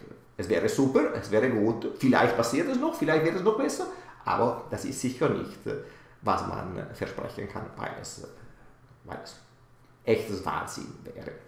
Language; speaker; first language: German; non-native, fluent; Italian